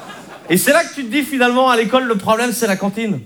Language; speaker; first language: French; native; French